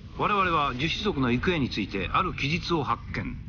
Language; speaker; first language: Japanese; native; Japanese